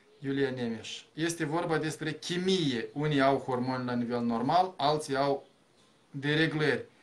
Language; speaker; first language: Romanian; native; Romanian